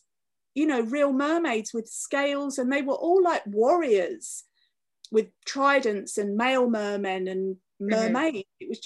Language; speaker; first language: English; native; English